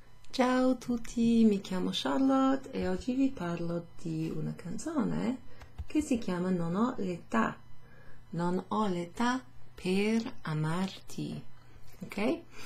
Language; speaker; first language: Italian; non-native, fluent; English